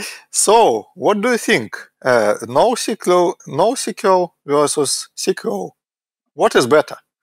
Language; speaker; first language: English; non-native, fluent; Russian